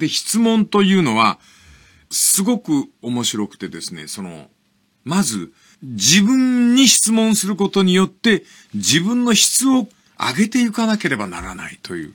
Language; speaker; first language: Japanese; native; Japanese